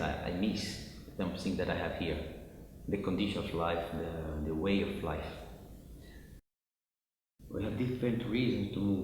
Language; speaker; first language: English; non-native, fluent; Portuguese